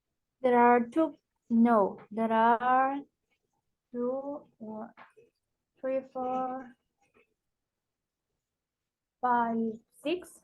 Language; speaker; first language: English; non-native, learner; Spanish